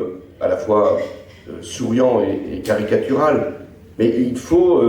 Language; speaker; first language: French; native; French